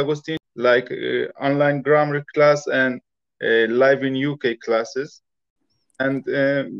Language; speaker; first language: English; non-native, fluent; Persian